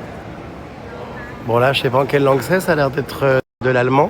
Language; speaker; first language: French; native; French